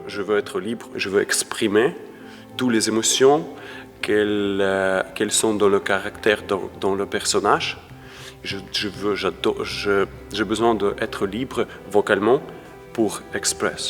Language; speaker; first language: French; non-native, fluent; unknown